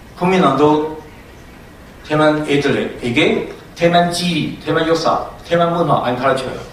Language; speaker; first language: Korean; non-native, fluent; Chinese